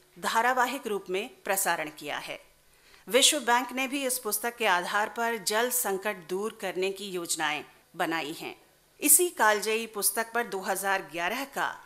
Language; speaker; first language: Hindi; native; Hindi